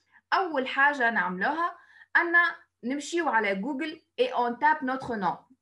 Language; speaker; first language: French; non-native, local second language; Arabic